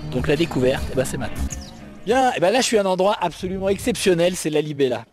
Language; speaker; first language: French; native; French